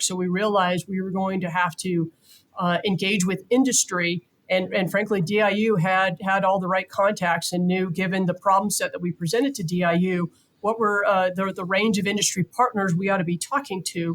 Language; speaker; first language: English; native; English